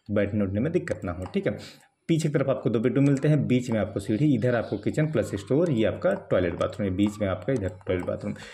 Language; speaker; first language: Hindi; native; Hindi